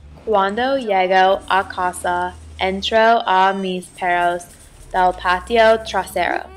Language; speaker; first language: Spanish; non-native, learner; English